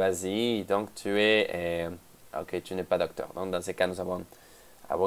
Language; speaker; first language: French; non-native, fluent; Spanish